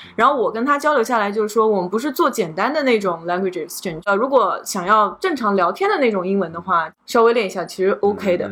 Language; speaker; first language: Chinese; native; Chinese